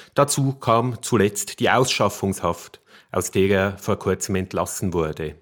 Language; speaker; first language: German; native; German